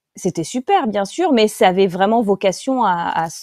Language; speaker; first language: French; native; French